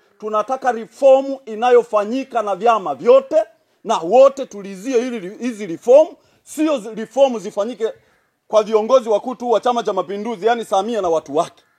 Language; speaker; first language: Swahili; native; Swahili